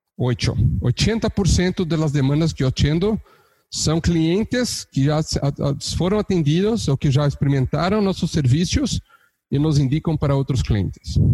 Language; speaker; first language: Portuguese; native; Portuguese